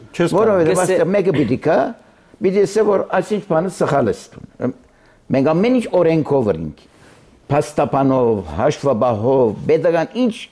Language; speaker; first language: Armenian; early bilingual, heritage; Armenian